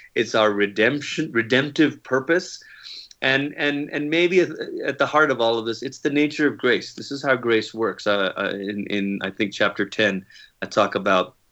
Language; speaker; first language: English; native; English